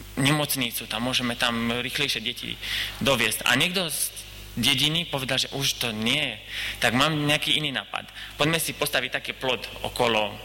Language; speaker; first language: Slovak; non-native, learner; Romanian